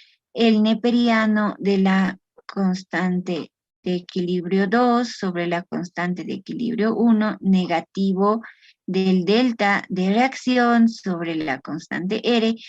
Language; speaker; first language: Spanish; native; Spanish